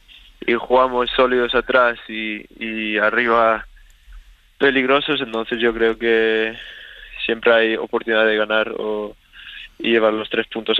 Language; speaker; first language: Spanish; early bilingual, other home language; Swedish